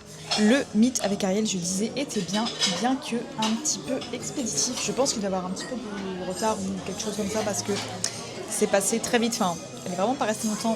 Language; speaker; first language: French; native; French